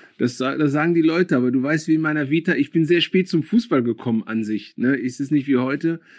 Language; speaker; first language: German; early bilingual, other home language; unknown